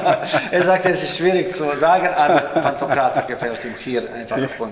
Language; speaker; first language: German; non-native, learner; Serbian